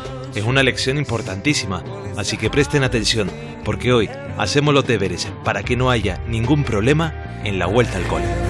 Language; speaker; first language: Spanish; native; Spanish